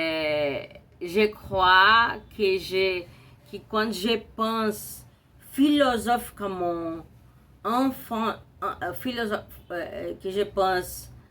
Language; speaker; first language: French; non-native, learner; Portuguese